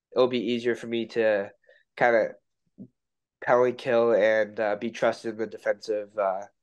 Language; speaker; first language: English; native; English